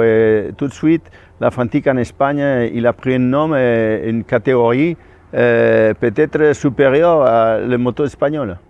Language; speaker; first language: French; non-native, fluent; Spanish